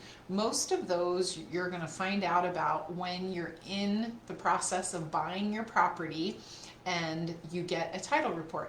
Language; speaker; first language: English; native; English